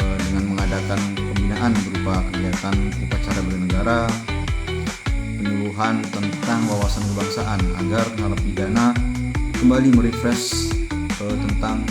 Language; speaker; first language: Indonesian; native; Indonesian